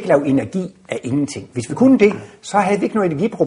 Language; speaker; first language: Danish; native; Danish